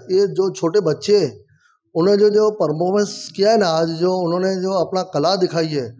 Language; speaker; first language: Hindi; non-native, local second language; Sindhi